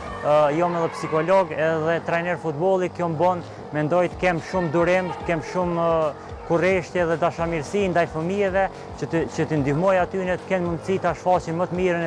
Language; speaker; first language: Albanian; native; Albanian